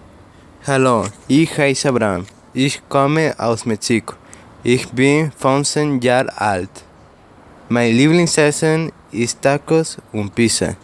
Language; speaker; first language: German; non-native, learner; Spanish